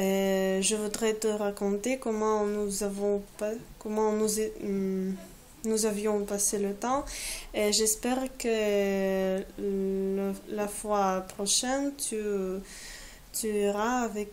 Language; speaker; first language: French; non-native, learner; Russian